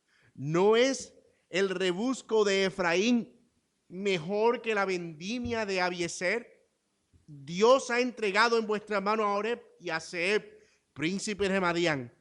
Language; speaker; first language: Spanish; native; Spanish